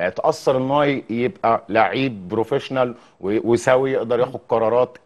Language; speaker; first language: Arabic; native; Arabic